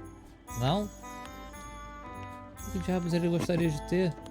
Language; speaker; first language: Portuguese; native; Portuguese